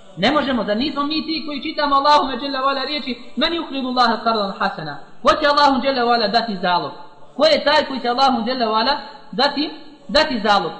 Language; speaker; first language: Bosnian; native; Bosnian